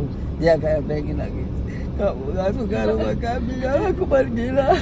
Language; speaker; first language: Indonesian; non-native, learner; Urdu